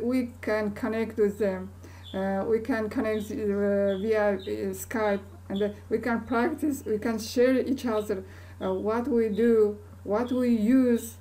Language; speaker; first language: English; non-native, learner; Kazakh